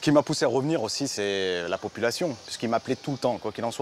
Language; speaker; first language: French; native; French